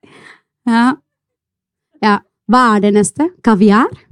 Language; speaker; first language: Norwegian; non-native, fluent; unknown